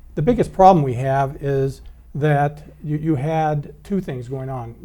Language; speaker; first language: English; native; English